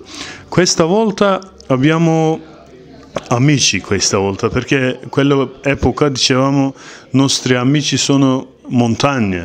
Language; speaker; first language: Italian; non-native, learner; Kurdish